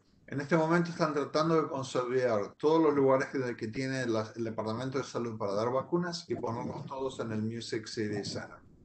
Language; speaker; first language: Spanish; native; Spanish